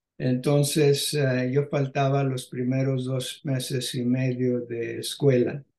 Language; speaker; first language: Spanish; early bilingual, heritage; Spanish